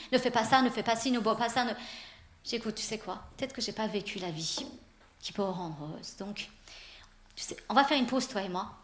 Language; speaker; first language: French; early bilingual, other home language; Persian